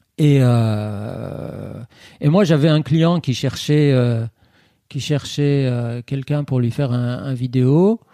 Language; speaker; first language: French; non-native, fluent; Persian